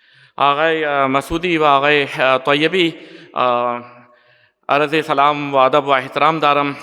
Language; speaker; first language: Persian; non-native, learner; Urdu